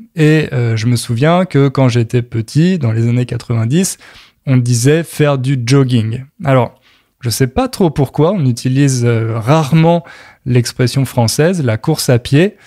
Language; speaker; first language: French; native; French